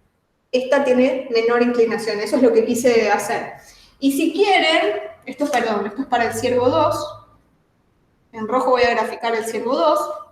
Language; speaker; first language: Spanish; native; Spanish